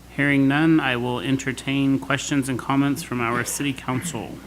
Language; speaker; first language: English; native; English